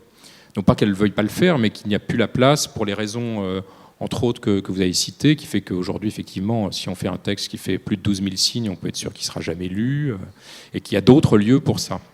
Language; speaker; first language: French; native; French